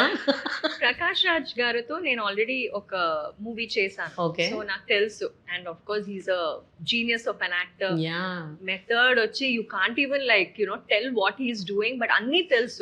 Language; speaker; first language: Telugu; non-native, local second language; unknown